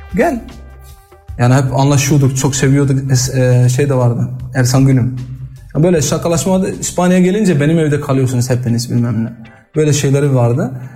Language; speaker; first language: Turkish; early bilingual, heritage; Turkish